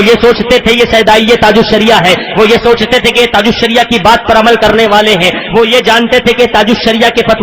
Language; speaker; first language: Urdu; native; Urdu